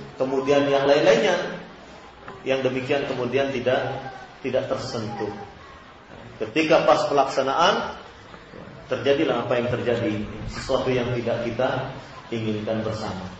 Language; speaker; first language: Indonesian; native; Indonesian